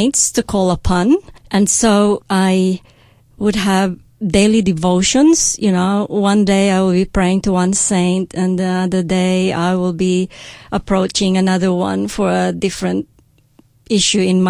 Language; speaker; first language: English; non-native, local second language; Hiligaynon